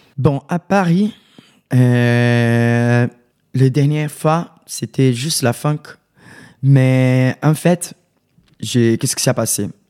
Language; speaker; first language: French; non-native, learner; Portuguese